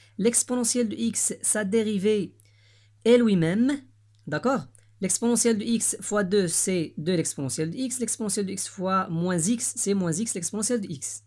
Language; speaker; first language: French; non-native, local second language; Arabic